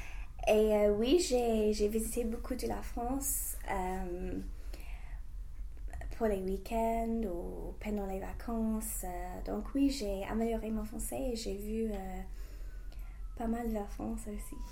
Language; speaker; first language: French; non-native, fluent; English